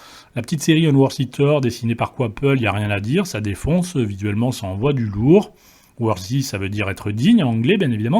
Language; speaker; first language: French; native; French